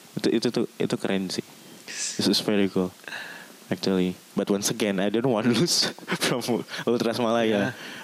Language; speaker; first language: English; non-native, learner; Indonesian